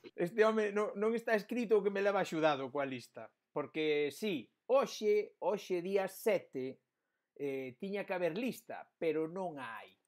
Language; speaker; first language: Galician; non-native, local second language; Spanish